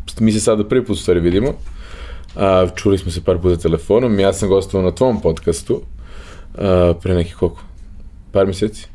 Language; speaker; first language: Serbian; native; Serbian